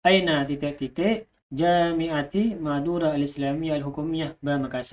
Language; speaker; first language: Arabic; non-native, learner; Indonesian